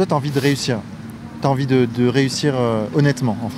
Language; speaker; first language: French; native; French